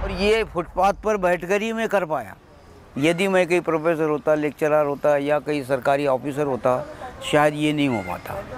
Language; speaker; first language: Hindi; non-native, local second language; Marathi